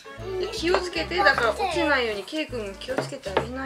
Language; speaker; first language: Japanese; native; Japanese